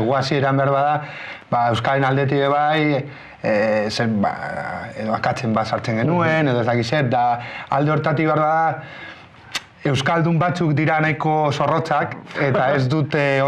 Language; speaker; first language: Basque; non-native, local second language; Spanish